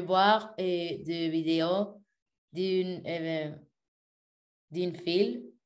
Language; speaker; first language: French; non-native, learner; Spanish